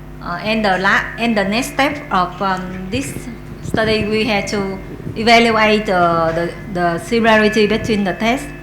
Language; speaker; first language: English; non-native, learner; Vietnamese